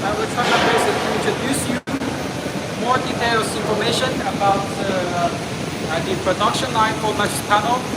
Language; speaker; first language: English; non-native, learner; Chinese